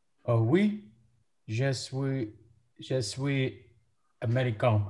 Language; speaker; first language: French; non-native, learner; English